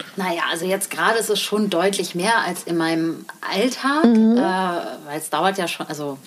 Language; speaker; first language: German; native; German